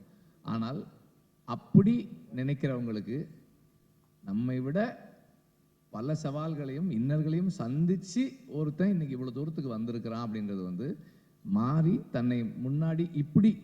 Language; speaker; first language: Tamil; native; Tamil